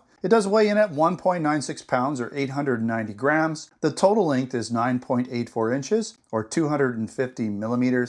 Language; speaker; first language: English; native; English